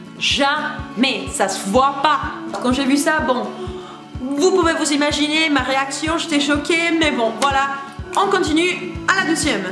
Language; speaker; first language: French; non-native, learner; Spanish